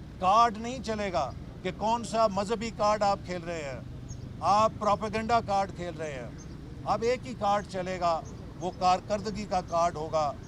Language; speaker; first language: Urdu; non-native, local second language; Punjabi